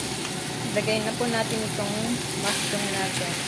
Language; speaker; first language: Filipino; native; Filipino